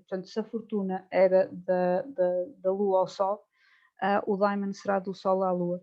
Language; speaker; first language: Portuguese; native; Portuguese